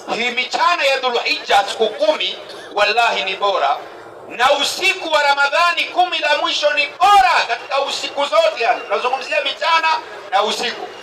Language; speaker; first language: Swahili; native; Swahili